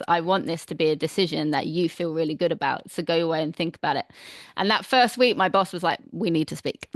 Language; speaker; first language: English; native; English